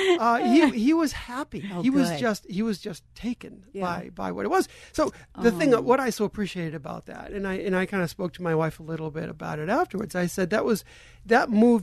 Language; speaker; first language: English; native; English